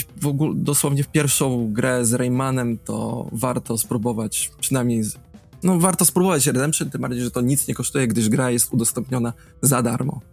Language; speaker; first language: Polish; native; Polish